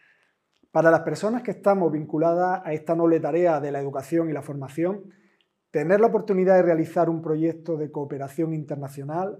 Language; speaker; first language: Spanish; native; Spanish